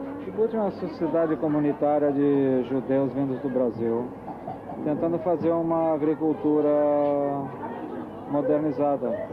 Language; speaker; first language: Portuguese; non-native, learner; Hebrew